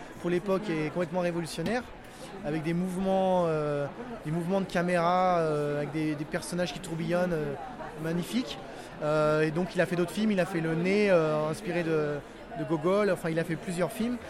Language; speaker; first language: French; native; French